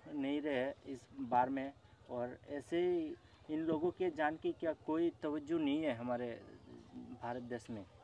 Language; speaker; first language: Hindi; non-native, local second language; Bangla